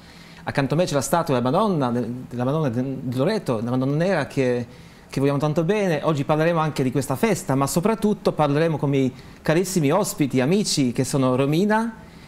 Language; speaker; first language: Italian; non-native, fluent; Polish